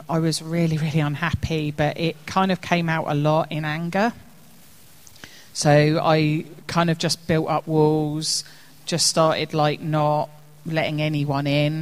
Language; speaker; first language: English; native; English